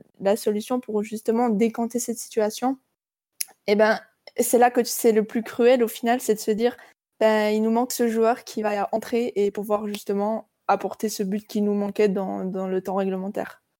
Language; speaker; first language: French; native; French